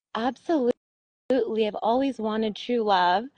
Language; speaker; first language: English; native; English